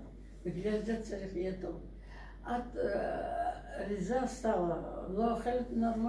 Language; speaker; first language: Hebrew; non-native, learner; Russian